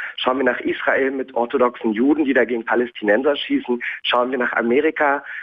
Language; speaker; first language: German; native; German